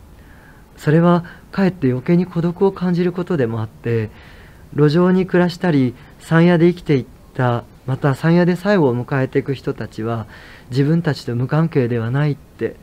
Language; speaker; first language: Japanese; native; Japanese